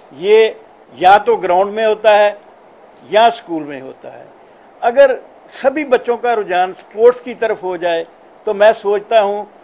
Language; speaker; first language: Hindi; non-native, local second language; Punjabi